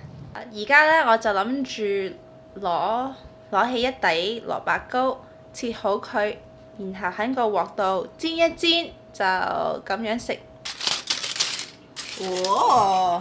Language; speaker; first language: Cantonese; early bilingual, heritage; Cantonese